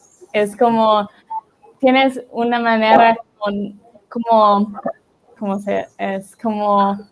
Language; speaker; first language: Spanish; non-native, learner; English